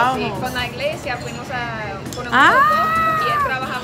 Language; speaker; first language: Spanish; non-native, fluent; English